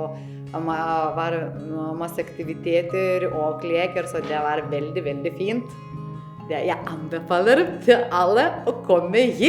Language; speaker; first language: Norwegian; non-native, learner; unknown